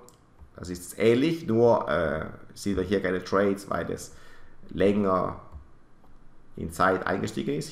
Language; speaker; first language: German; non-native, fluent; Italian